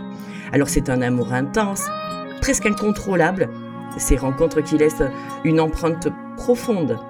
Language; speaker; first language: French; native; French